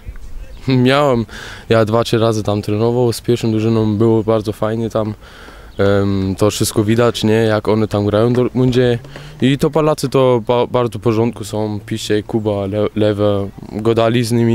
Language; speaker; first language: Polish; early bilingual, heritage; Polish